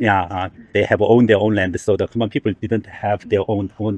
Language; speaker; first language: English; non-native, learner; Korean